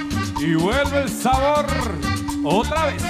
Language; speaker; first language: Spanish; native; Spanish